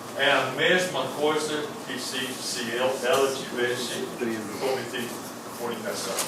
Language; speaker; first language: Portuguese; non-native, fluent; English